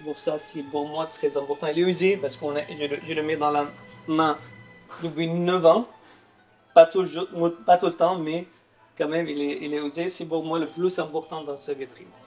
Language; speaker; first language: French; non-native, fluent; Arabic